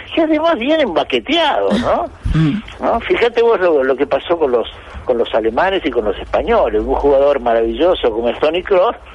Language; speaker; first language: Spanish; native; Spanish